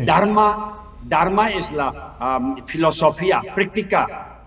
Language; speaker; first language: Spanish; non-native, learner; Tibetan